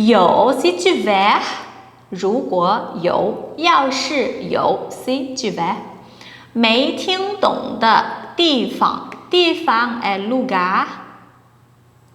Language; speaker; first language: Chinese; non-native, fluent; Portuguese